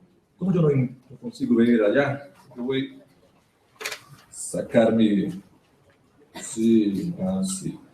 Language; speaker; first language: Spanish; non-native, learner; Portuguese